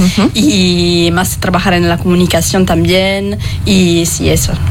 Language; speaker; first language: Spanish; non-native, fluent; Italian